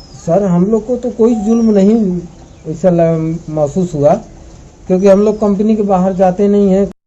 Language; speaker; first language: Hindi; native; Hindi